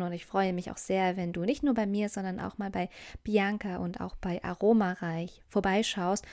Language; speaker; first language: German; native; German